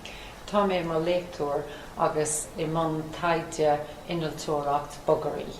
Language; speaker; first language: Irish; non-native, local second language; English